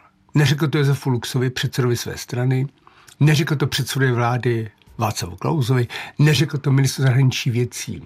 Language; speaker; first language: Czech; native; Czech